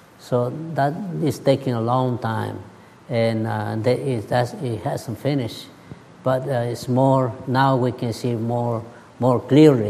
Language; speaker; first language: English; non-native, learner; Spanish